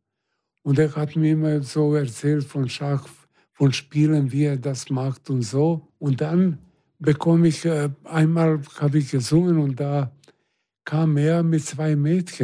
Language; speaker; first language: German; non-native, fluent; Serbian